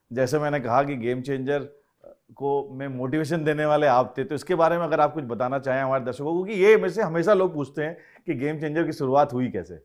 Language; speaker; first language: Hindi; native; Hindi